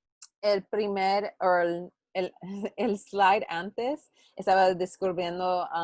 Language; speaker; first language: Spanish; non-native, learner; English